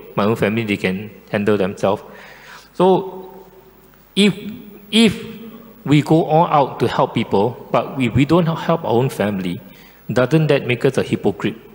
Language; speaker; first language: English; non-native, local second language; Chinese